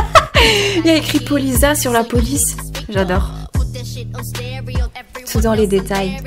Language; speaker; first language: French; native; French